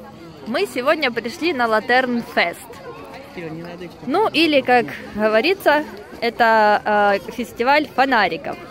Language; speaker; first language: Russian; native; Russian